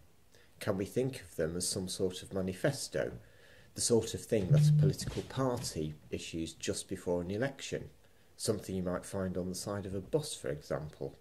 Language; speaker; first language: English; native; English